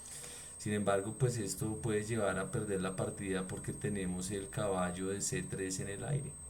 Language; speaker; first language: Spanish; native; Spanish